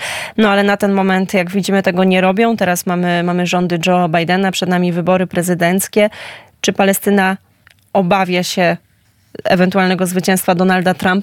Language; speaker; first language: Polish; native; Polish